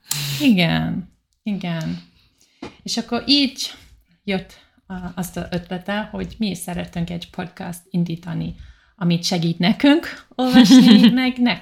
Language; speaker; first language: Hungarian; non-native, learner; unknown